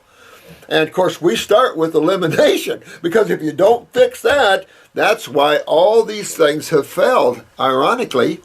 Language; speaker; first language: English; native; English